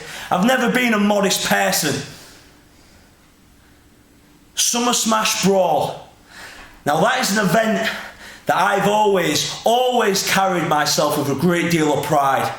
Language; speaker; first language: English; native; English